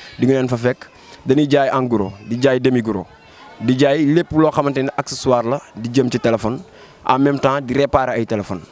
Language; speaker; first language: Wolof; native; Wolof